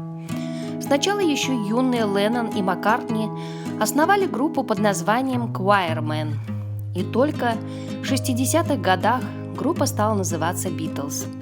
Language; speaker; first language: Russian; native; Russian